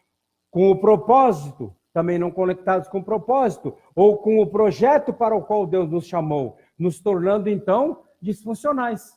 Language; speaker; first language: Portuguese; native; Portuguese